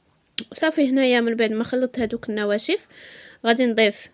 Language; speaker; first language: Arabic; native; Arabic